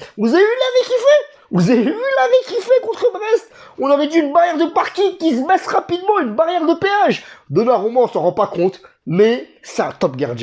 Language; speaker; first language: French; native; French